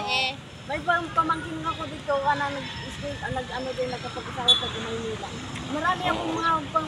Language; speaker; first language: Filipino; non-native, local second language; Cebuano